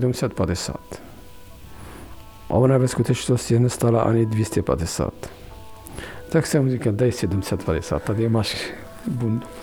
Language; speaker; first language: Czech; non-native, fluent; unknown